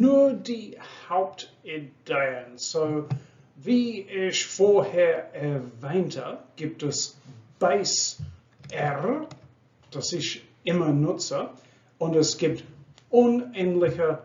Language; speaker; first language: German; non-native, fluent; English